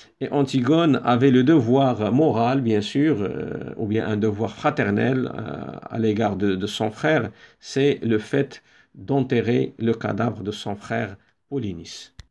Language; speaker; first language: French; non-native, local second language; Arabic